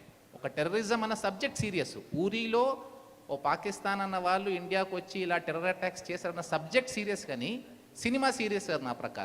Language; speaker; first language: Telugu; native; Telugu